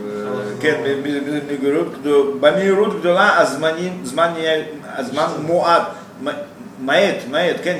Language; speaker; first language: Hebrew; non-native, fluent; Russian